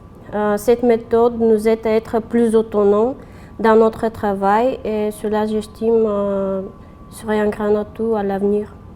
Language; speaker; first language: French; non-native, fluent; Bulgarian